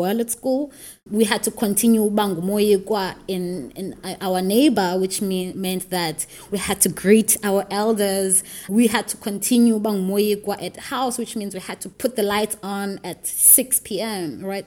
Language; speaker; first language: English; non-native, local second language; Xhosa